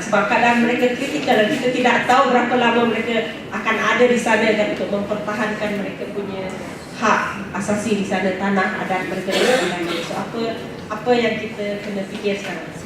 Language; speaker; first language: Malay; native; Malay